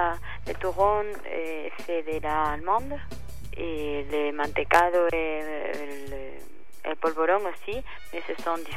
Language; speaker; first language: French; non-native, fluent; Spanish